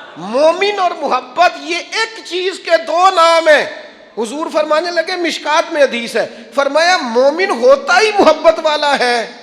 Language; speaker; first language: Urdu; non-native, local second language; Punjabi